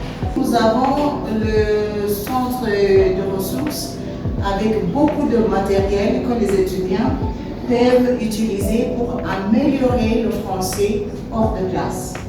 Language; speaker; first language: French; non-native, fluent; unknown